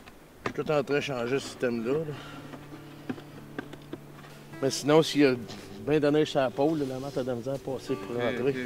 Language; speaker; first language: French; native; French